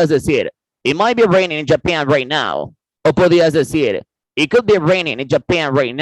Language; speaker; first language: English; non-native, fluent; Spanish